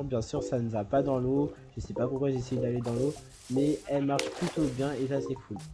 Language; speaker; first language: French; native; French